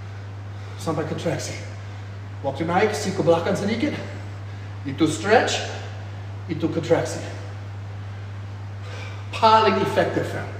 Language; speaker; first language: Indonesian; non-native, fluent; English